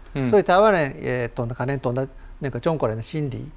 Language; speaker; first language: Chinese; non-native, fluent; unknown